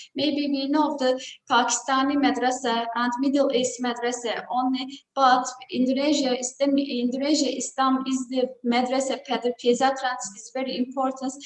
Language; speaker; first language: English; non-native, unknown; Turkish